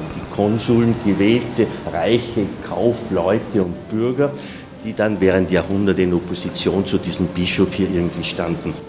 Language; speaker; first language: German; native; German